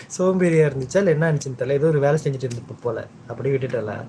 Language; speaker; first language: Tamil; early bilingual, heritage; Tamil